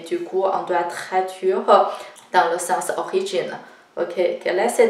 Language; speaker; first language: French; non-native, fluent; Chinese